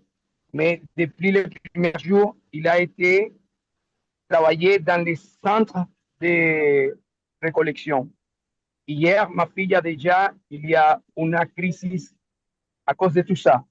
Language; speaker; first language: French; non-native, learner; Spanish